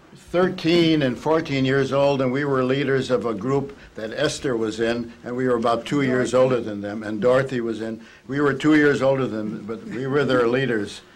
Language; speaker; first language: English; native; English